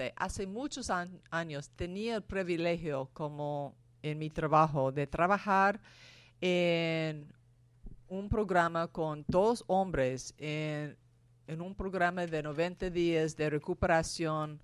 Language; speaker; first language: Spanish; non-native, fluent; English